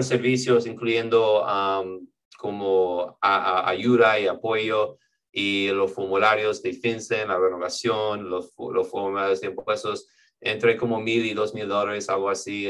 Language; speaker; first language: Spanish; non-native, fluent; English